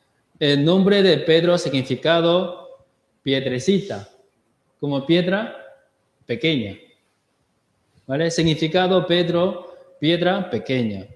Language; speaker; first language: Spanish; non-native, learner; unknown